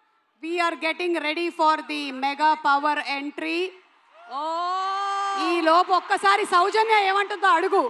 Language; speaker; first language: Telugu; native; Telugu